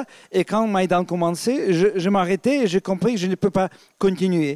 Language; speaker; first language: French; non-native, fluent; Russian